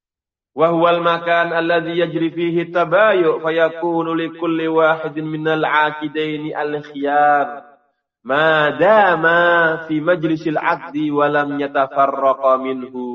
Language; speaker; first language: Arabic; non-native, fluent; Indonesian